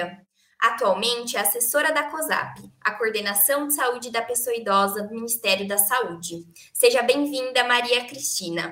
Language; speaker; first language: Portuguese; native; Portuguese